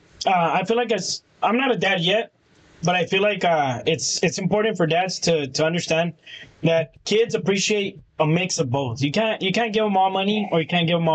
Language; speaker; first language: English; early bilingual, other home language; Spanish